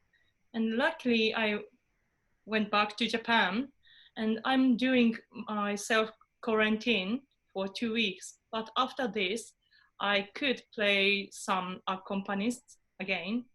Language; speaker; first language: English; non-native, fluent; Japanese